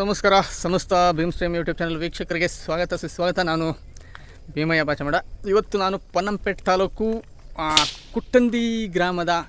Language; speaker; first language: Kannada; non-native, local second language; Kodava